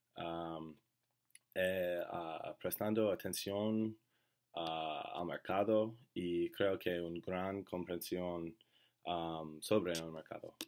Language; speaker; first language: Spanish; non-native, learner; English